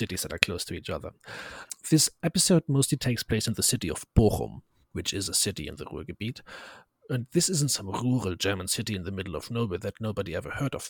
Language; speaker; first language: English; non-native, fluent; German